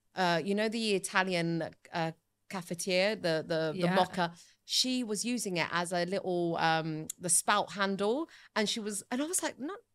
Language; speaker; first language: English; early bilingual, other home language; Italian